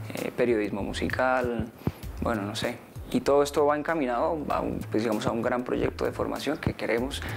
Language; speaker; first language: Spanish; native; Spanish